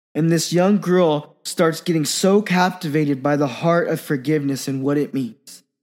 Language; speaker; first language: English; native; English